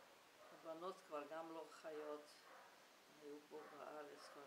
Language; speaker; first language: Hebrew; non-native, fluent; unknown